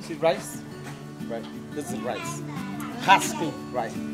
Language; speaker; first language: English; non-native, learner; Vietnamese